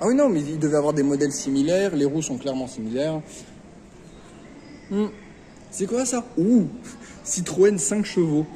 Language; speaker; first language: French; native; French